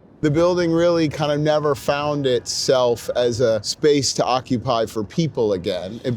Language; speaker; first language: English; native; English